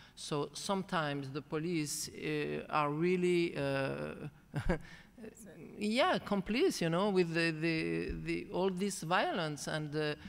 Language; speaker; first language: English; non-native, fluent; Arabic